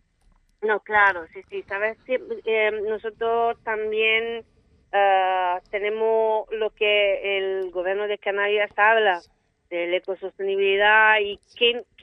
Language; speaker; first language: Spanish; non-native, fluent; Italian